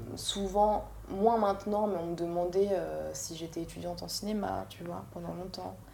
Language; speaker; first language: French; native; French